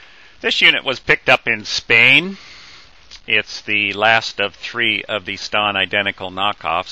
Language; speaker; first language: English; native; English